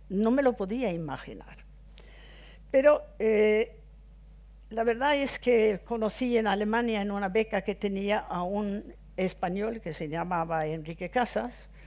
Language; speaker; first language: Spanish; non-native, fluent; Swedish